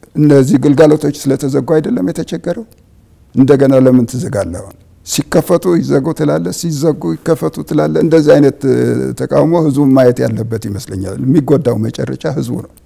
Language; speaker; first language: Amharic; non-native, local second language; Tigrinya